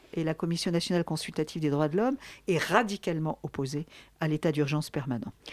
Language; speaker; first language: French; native; French